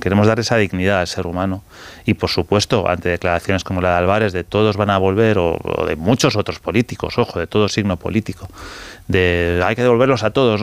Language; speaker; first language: Spanish; native; Spanish